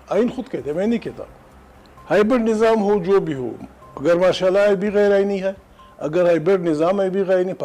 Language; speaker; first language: Urdu; non-native, local second language; Pashto